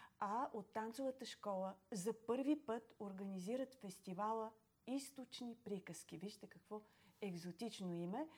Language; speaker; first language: Bulgarian; native; Bulgarian